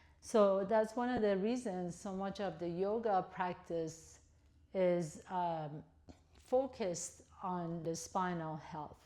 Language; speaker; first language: English; native; English